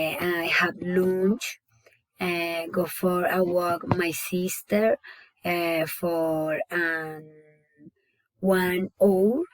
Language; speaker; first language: English; non-native, learner; Spanish